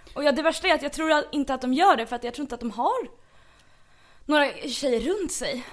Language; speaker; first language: Swedish; native; Swedish